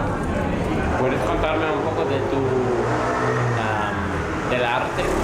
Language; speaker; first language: Spanish; non-native, fluent; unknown